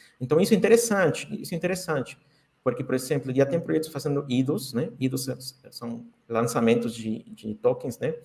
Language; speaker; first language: Portuguese; non-native, fluent; Spanish